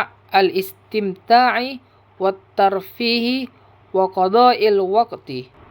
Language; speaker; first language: Arabic; non-native, learner; Indonesian